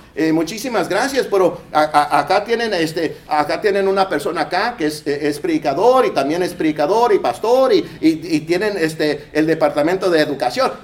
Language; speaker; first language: Spanish; early bilingual, heritage; Spanish